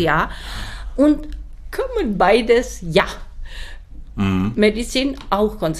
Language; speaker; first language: German; non-native, learner; Czech